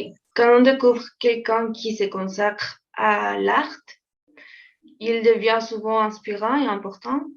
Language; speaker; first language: French; non-native, fluent; Spanish